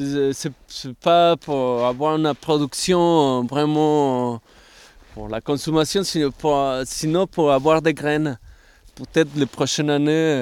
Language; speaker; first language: French; non-native, fluent; Spanish